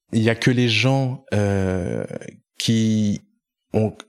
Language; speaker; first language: French; native; French